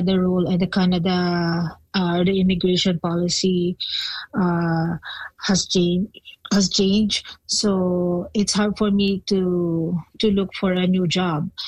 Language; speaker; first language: English; non-native, local second language; Filipino